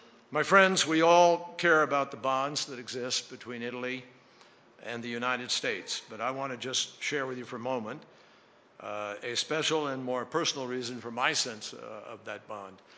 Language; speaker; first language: English; native; English